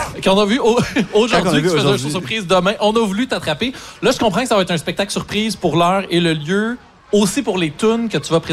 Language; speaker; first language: French; native; French